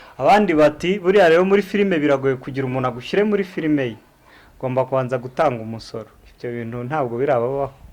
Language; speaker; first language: Kinyarwanda; native; Kinyarwanda